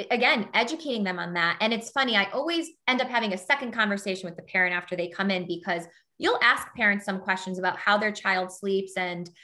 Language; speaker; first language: English; native; English